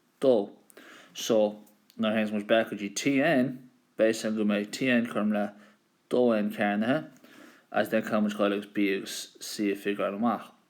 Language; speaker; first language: Irish; native; Irish